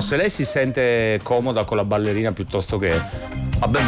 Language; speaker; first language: Italian; native; Italian